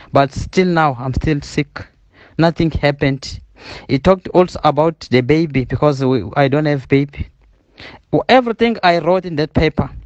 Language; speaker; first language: English; non-native, learner; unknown